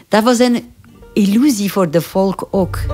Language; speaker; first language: Dutch; non-native, fluent; Persian